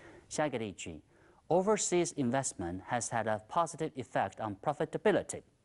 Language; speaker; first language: English; non-native, fluent; Chinese